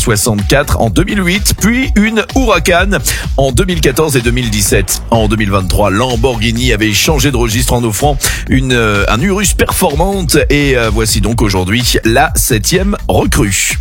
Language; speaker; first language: French; native; French